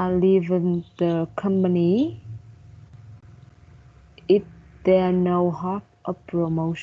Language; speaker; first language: English; non-native, learner; Vietnamese